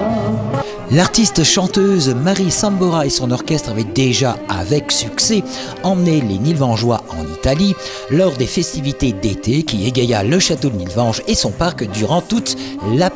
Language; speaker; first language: French; native; French